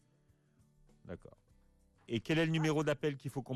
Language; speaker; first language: French; native; French